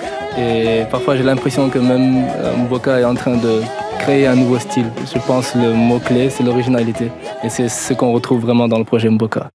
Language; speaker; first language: French; non-native, local second language; Wolof